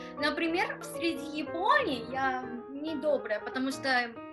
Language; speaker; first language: Russian; non-native, learner; Japanese